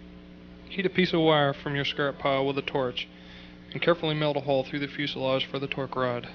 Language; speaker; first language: English; native; English